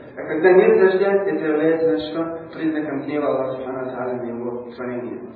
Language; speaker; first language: Russian; non-native, local second language; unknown